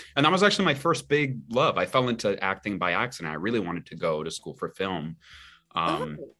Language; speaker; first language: English; early bilingual, other home language; Spanish